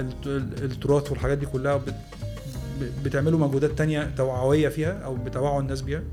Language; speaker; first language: Arabic; native; Arabic